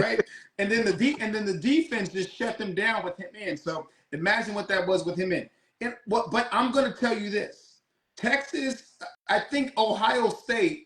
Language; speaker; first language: English; native; English